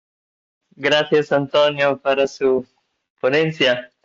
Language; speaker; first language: Spanish; non-native, fluent; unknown